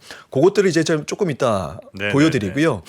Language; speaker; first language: Korean; native; Korean